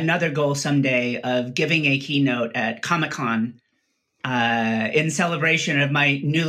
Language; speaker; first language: English; native; English